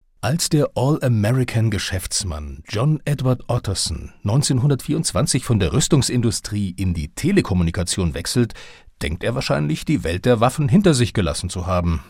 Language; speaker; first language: German; native; German